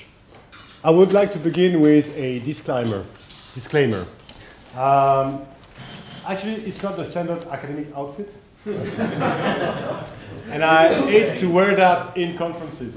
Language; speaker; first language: English; non-native, fluent; French